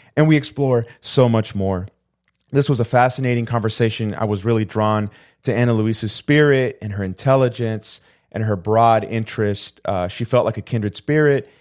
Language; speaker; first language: English; native; English